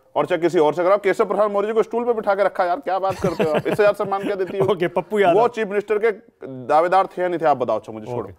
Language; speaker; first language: Hindi; native; Hindi